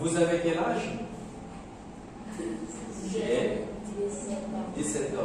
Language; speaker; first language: French; non-native, fluent; Indonesian